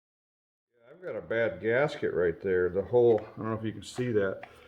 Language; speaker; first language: English; native; English